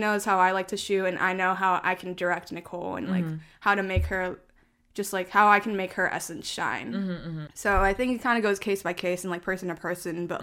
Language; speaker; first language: English; early bilingual, other home language; Spanish